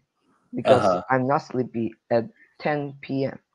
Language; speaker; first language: English; non-native, learner; Korean